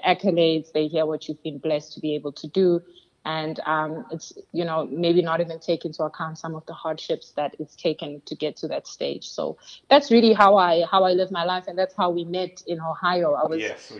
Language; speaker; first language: English; non-native, local second language; Xhosa